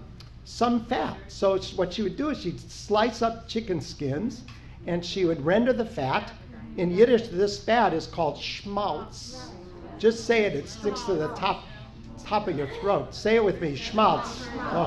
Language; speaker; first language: English; native; English